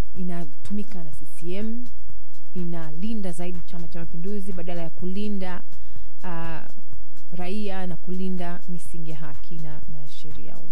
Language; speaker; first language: Swahili; native; Swahili